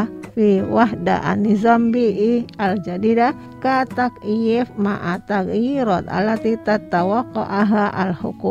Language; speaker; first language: Arabic; non-native, fluent; Indonesian